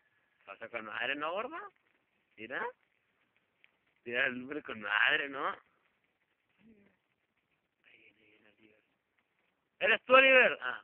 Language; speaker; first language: Spanish; native; Spanish